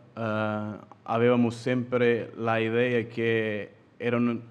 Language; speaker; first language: Italian; non-native, fluent; Portuguese